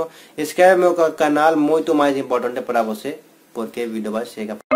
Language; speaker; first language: Portuguese; non-native, learner; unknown